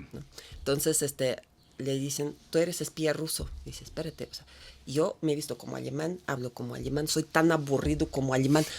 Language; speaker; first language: Spanish; non-native, fluent; Russian